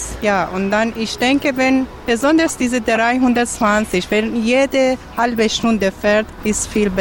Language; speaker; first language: German; non-native, learner; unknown